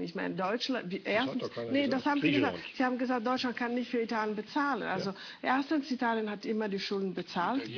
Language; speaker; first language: German; non-native, fluent; Italian